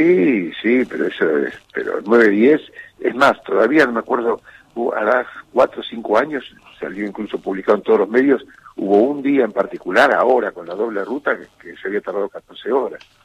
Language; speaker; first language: Spanish; native; Spanish